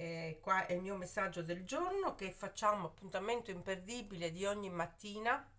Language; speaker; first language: Italian; native; Italian